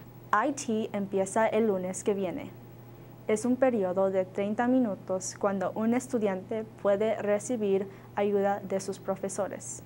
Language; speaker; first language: Spanish; non-native, learner; English